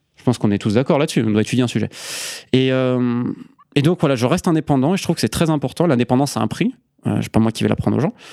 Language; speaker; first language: French; native; French